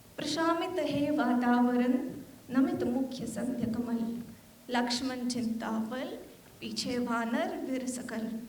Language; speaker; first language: Hindi; non-native, fluent; Armenian